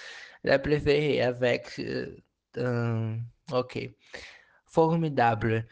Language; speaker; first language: French; non-native, learner; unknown